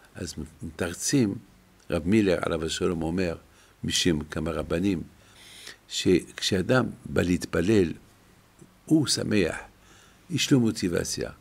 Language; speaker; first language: Hebrew; non-native, fluent; French